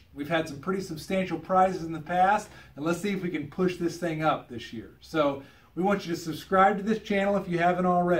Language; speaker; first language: English; native; English